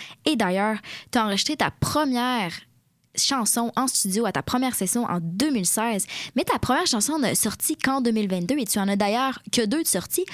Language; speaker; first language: French; native; French